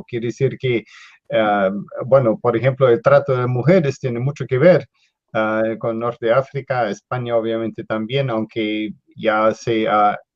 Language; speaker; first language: Spanish; non-native, fluent; English